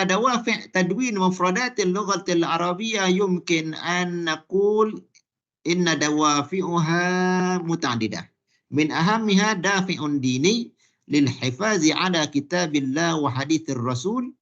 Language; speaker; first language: Arabic; non-native, fluent; Malay